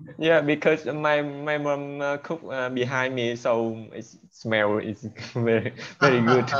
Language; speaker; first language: English; non-native, learner; Vietnamese